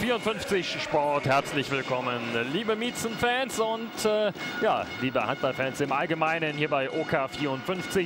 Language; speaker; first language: German; native; German